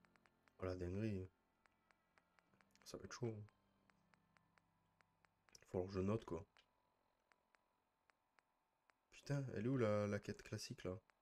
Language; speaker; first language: French; native; French